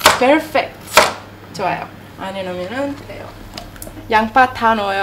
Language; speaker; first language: Korean; non-native, learner; Italian